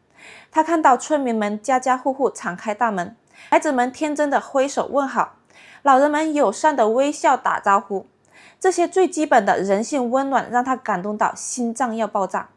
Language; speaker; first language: Chinese; native; Chinese